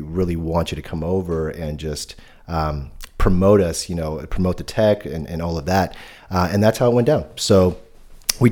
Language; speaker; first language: English; native; English